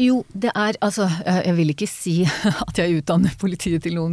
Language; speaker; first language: Norwegian; non-native, fluent; Hebrew